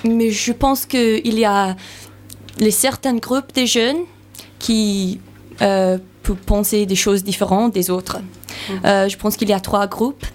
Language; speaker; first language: French; non-native, learner; English